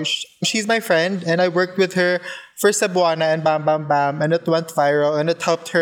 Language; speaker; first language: English; non-native, local second language; Cebuano